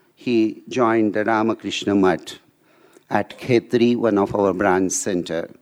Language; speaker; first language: English; non-native, local second language; Marathi